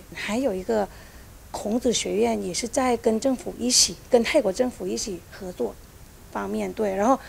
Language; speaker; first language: Chinese; non-native, fluent; Thai